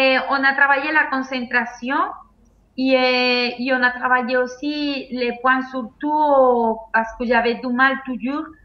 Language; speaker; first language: French; non-native, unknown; Spanish